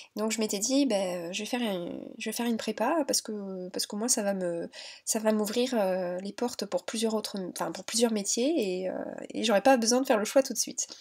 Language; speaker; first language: French; native; French